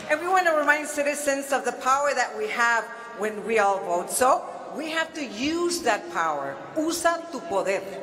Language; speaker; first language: English; early bilingual, other home language; Spanish